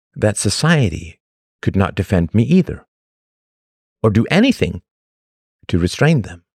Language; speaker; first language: English; native; English